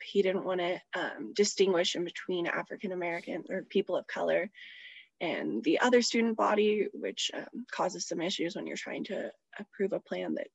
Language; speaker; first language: English; native; English